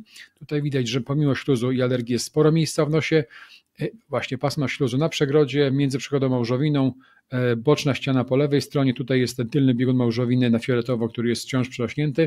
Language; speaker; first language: Polish; native; Polish